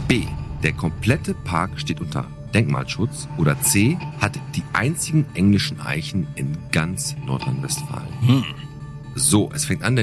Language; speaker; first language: German; native; German